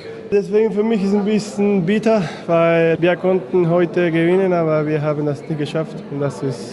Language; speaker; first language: German; non-native, fluent; Spanish